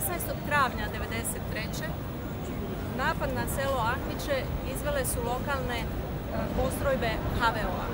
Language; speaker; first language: Croatian; native; Croatian